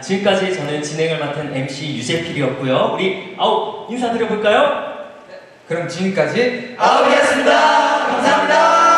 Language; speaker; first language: Korean; native; Korean